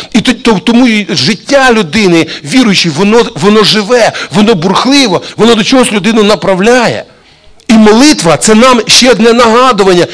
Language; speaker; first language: Ukrainian; non-native, local second language; Russian